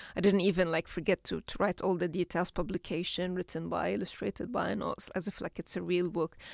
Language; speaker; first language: English; non-native, fluent; Arabic